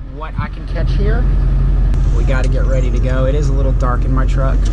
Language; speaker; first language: English; native; English